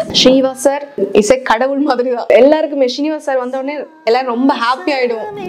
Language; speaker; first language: Tamil; early bilingual, heritage; Tamil